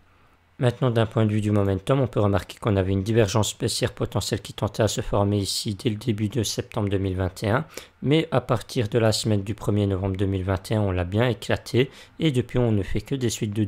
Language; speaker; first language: French; native; French